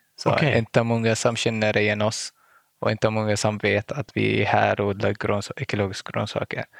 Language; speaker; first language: Swedish; non-native, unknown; Arabic